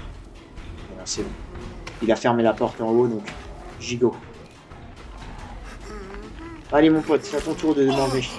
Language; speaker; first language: French; native; French